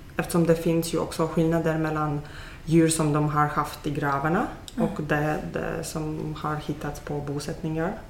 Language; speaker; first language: Swedish; non-native, fluent; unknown